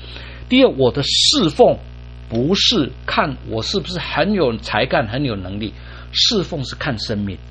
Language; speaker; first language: Chinese; native; Chinese